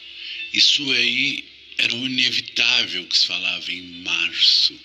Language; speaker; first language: Portuguese; native; Portuguese